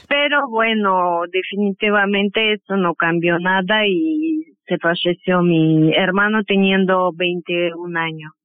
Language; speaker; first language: Spanish; non-native, fluent; Armenian